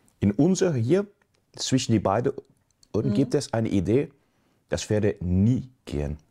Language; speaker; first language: German; non-native, learner; Dutch